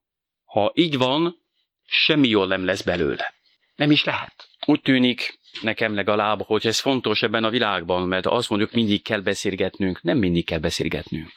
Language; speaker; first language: Hungarian; non-native, fluent; French